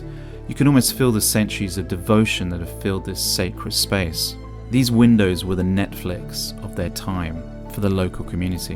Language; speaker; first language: English; native; English